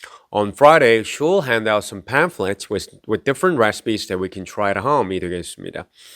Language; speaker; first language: English; non-native, fluent; Korean